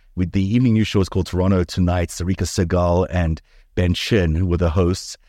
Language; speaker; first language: English; early bilingual, other home language; Hebrew